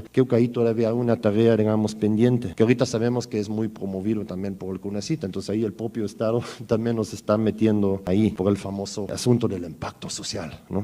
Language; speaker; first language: Spanish; native; Spanish